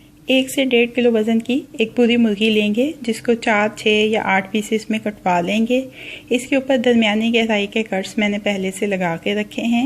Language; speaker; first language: Urdu; native; Urdu